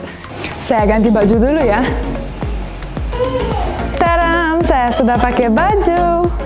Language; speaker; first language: Indonesian; non-native, fluent; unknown